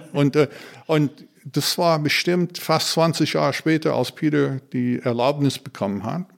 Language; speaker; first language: German; non-native, fluent; English